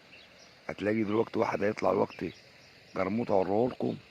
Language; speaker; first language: Arabic; native; Arabic